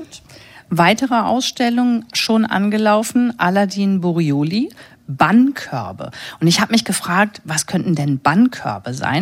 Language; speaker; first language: German; native; German